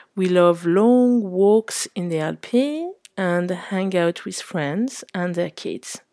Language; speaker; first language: English; non-native, fluent; French